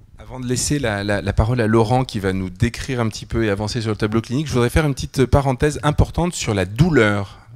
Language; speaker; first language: French; native; French